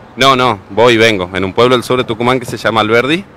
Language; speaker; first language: Spanish; native; Spanish